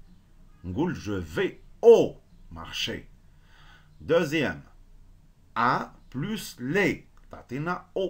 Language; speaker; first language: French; non-native, local second language; Arabic